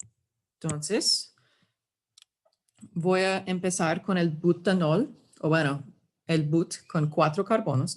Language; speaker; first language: Spanish; non-native, fluent; English